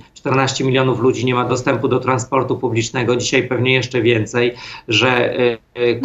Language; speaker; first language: Polish; native; Polish